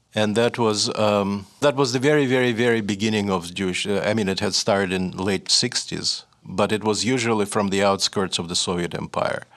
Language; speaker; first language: English; non-native, fluent; Russian